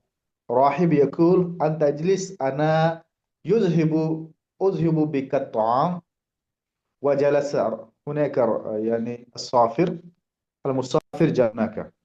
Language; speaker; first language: Arabic; non-native, learner; Urdu